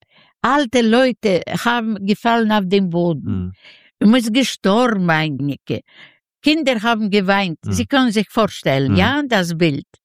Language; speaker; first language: German; non-native, learner; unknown